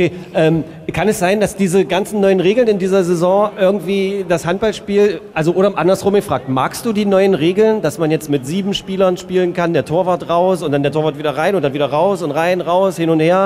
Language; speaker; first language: German; native; German